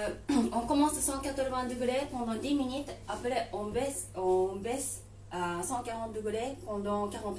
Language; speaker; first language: French; non-native, learner; Japanese